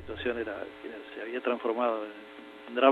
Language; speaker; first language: Spanish; native; Spanish